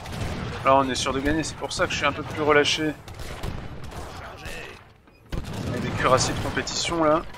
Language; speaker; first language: French; native; French